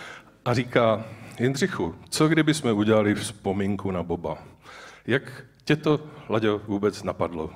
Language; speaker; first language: Czech; native; Czech